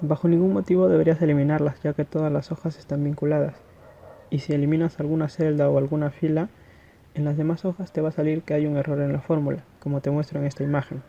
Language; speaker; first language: Spanish; native; Spanish